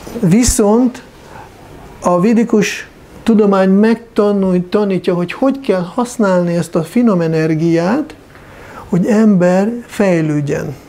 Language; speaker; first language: Hungarian; non-native, fluent; Russian